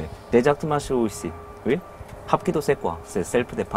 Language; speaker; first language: French; non-native, learner; Korean